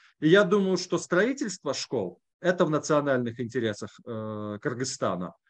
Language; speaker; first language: Russian; native; Russian